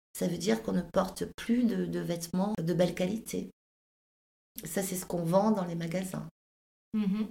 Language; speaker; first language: French; native; French